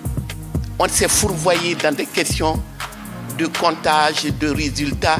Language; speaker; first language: French; non-native, local second language; Bambara